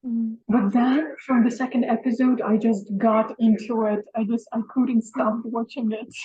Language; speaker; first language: English; non-native, fluent; Russian